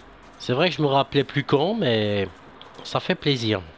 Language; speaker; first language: French; native; French